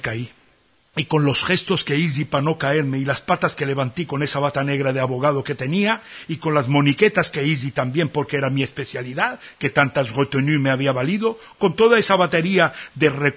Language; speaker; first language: Spanish; early bilingual, heritage; Ladino